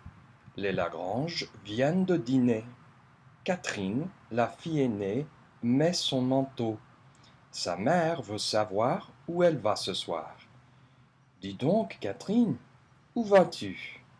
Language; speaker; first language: French; non-native, fluent; English